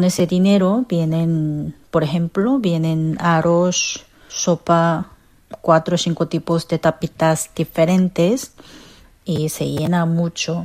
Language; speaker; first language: Spanish; non-native, fluent; Korean